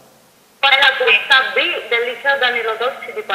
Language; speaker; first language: Italian; native; Italian